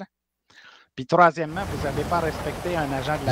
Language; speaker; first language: French; native; French